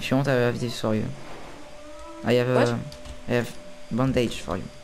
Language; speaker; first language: English; non-native, learner; French